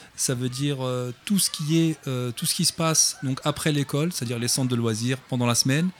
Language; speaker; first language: French; native; French